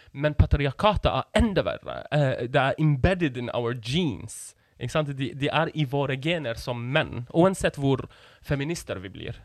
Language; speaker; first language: Norwegian; non-native, fluent; Kurdish